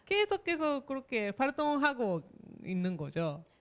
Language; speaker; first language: Korean; non-native, fluent; Japanese